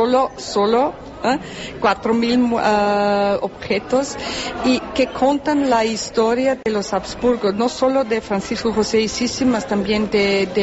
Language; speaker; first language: Spanish; non-native, fluent; German